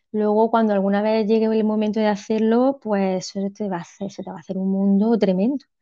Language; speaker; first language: Spanish; native; Spanish